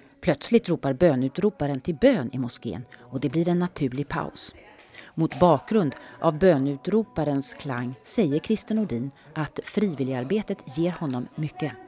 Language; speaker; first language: Swedish; native; Swedish